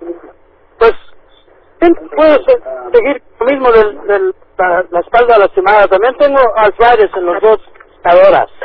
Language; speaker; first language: Spanish; early bilingual, heritage; Spanish